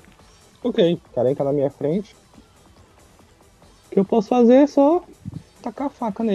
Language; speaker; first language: Portuguese; native; Portuguese